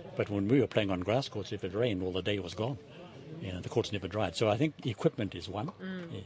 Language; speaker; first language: English; native; English